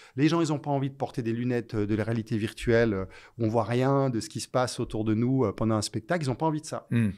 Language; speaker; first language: French; native; French